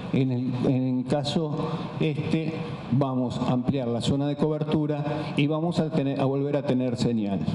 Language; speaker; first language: Spanish; native; Spanish